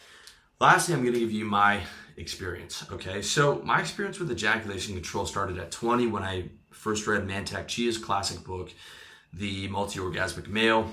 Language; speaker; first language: English; native; English